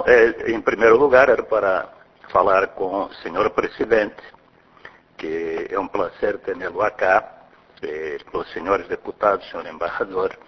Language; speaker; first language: Portuguese; non-native, fluent; Spanish